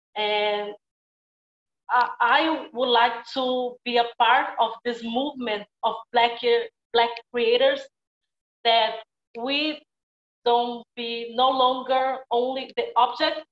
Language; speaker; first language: English; non-native, fluent; Portuguese